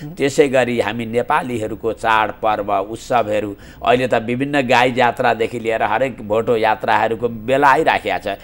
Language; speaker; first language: Nepali; native; Nepali